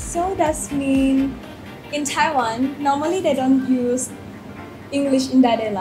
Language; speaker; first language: English; non-native, learner; Thai